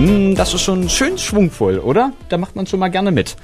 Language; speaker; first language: German; native; German